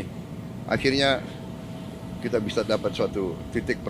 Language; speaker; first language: Indonesian; native; Indonesian